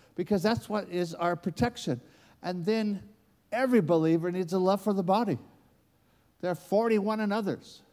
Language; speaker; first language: English; native; English